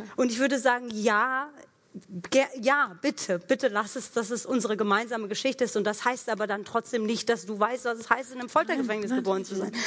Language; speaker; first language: German; early bilingual, other home language; Persian